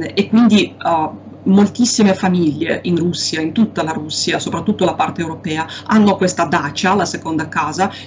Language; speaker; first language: Italian; non-native, fluent; Russian